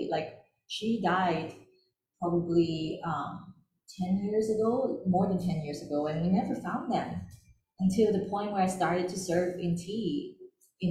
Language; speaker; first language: English; non-native, local second language; Chinese